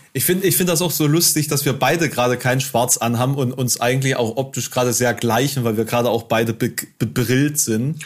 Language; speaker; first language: German; native; German